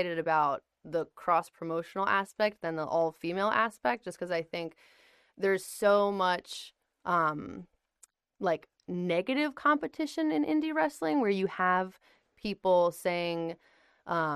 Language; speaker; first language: English; native; English